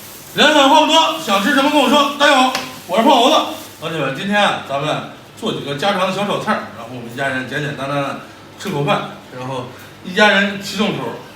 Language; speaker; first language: Chinese; native; Chinese